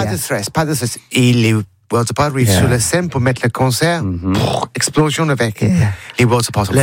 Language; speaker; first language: French; non-native, learner; English